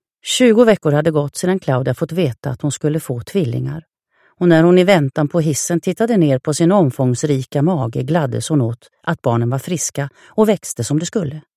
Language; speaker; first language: Swedish; native; Swedish